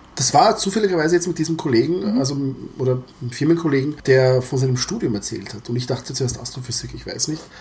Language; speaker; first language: German; early bilingual, other home language; Croatian